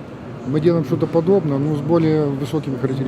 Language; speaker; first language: Russian; native; Russian